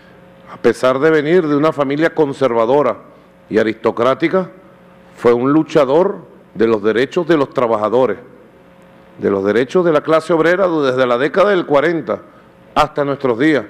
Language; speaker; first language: Spanish; native; Spanish